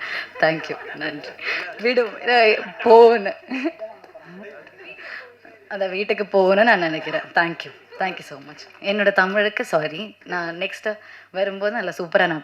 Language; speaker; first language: Tamil; non-native, learner; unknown